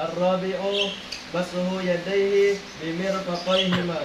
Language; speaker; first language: Arabic; non-native, learner; Indonesian